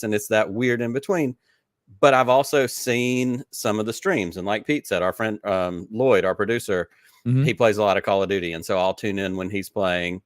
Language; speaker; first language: English; native; English